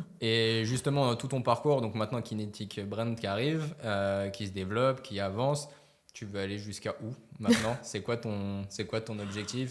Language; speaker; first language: French; native; French